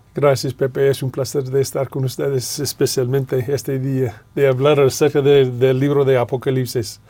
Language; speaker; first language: Spanish; non-native, fluent; English